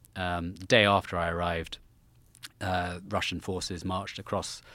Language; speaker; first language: English; native; English